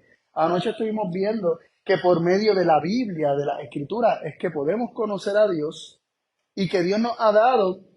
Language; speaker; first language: Spanish; native; Spanish